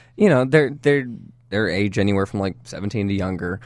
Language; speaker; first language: English; native; English